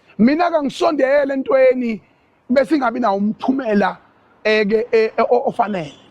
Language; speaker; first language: Zulu; native; Zulu